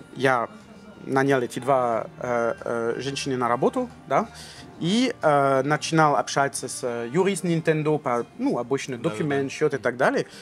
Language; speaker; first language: Russian; non-native, learner; French